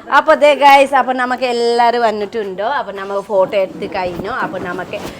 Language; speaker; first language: Malayalam; non-native, learner; Nepali